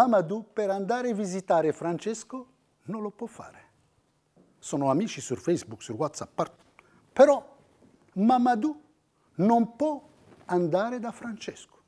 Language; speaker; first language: Italian; non-native, fluent; Riffian